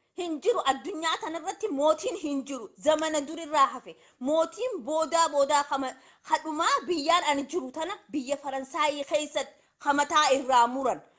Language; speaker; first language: Oromo; native; Oromo